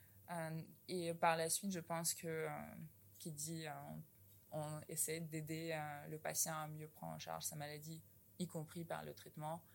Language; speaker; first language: French; non-native, fluent; Russian